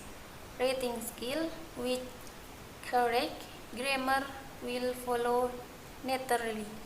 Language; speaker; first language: English; non-native, learner; Indonesian